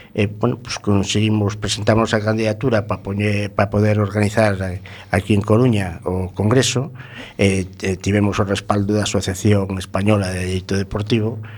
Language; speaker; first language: Galician; non-native, local second language; Spanish